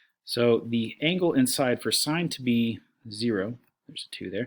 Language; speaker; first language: English; native; English